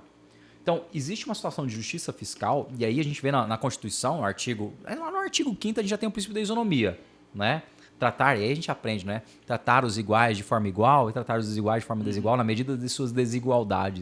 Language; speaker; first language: Portuguese; native; Portuguese